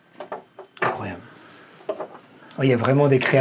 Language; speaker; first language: French; native; French